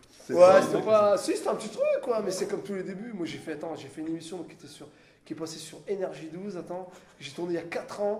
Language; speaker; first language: French; native; French